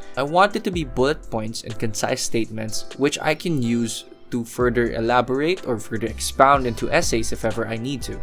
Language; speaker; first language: English; non-native, local second language; Filipino